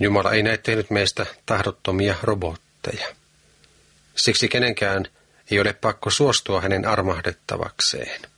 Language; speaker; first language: Finnish; native; Finnish